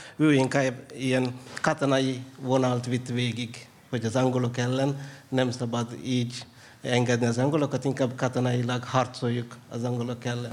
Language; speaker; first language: Hungarian; non-native, fluent; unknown